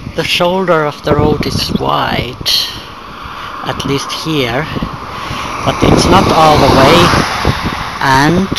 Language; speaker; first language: English; non-native, fluent; Finnish